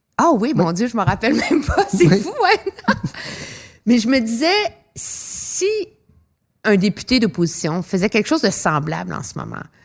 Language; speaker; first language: French; native; French